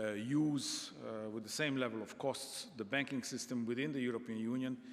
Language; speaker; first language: English; non-native, fluent; Hungarian